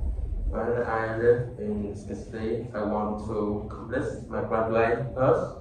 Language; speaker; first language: English; non-native, learner; Vietnamese